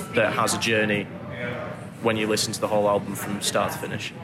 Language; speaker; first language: English; native; English